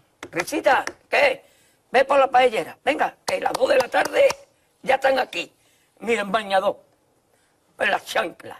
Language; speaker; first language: Spanish; native; Spanish